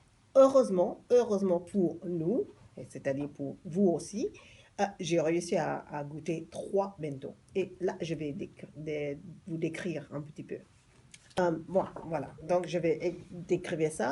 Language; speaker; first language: French; non-native, fluent; English